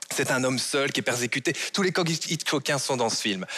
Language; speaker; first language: French; native; French